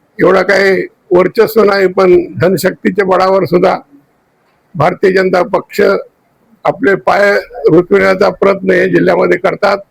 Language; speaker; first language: Marathi; native; Marathi